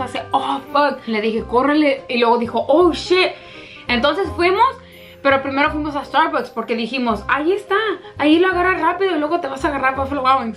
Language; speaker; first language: Spanish; early bilingual, heritage; Spanish